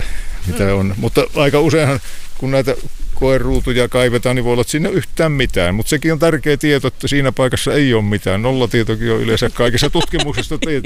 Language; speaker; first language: Finnish; native; Finnish